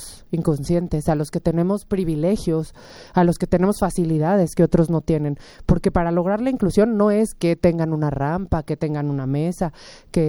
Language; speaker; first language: Spanish; native; Spanish